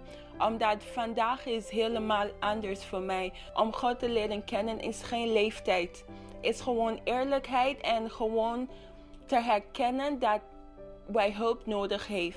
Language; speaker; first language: Dutch; non-native, local second language; English